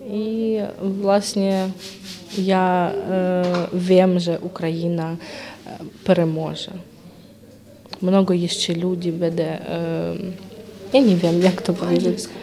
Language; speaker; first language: Polish; non-native, learner; Ukrainian